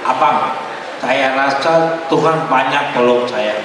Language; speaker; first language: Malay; non-native, local second language; Tamil